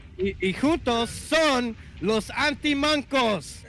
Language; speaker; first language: Spanish; non-native, learner; English